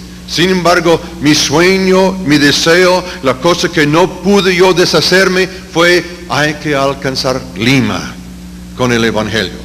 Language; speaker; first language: Spanish; non-native, fluent; English